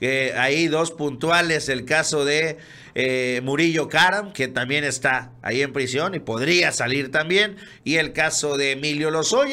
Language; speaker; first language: Spanish; native; Spanish